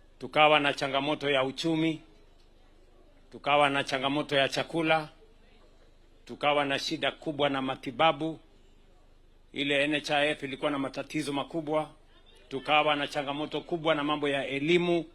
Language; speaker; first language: Swahili; non-native, local second language; Kalenjin